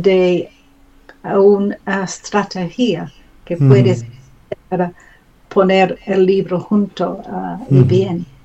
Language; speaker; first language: Spanish; non-native, learner; English